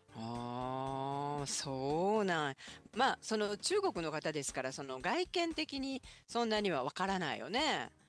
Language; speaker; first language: Japanese; native; Japanese